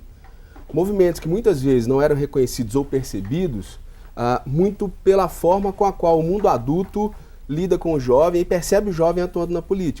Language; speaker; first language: Portuguese; native; Portuguese